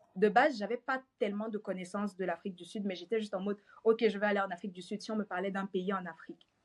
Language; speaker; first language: French; native; French